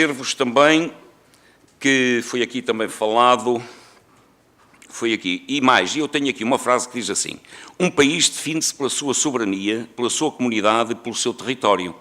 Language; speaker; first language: Portuguese; native; Portuguese